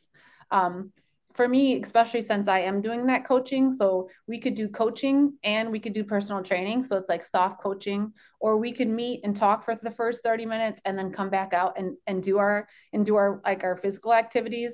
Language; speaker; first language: English; early bilingual, other home language; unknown